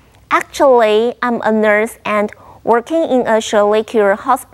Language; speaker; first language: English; non-native, fluent; Chinese